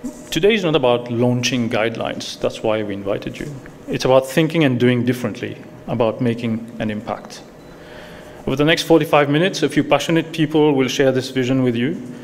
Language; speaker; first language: English; non-native, local second language; Morisyen